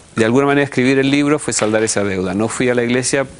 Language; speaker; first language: Spanish; early bilingual, heritage; Spanish